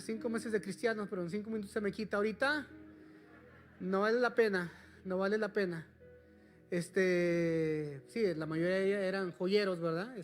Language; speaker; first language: Spanish; native; Spanish